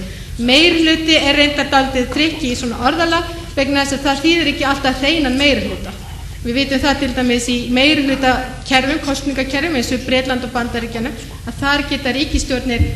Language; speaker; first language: Icelandic; native; Icelandic